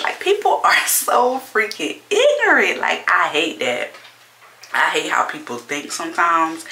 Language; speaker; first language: English; native; English